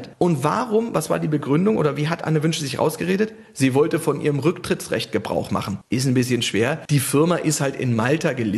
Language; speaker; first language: German; native; German